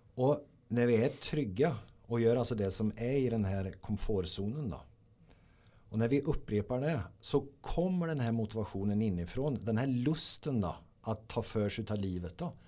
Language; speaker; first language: Swedish; native; Swedish